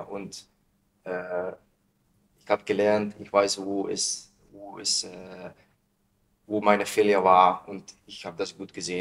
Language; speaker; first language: German; non-native, learner; Dutch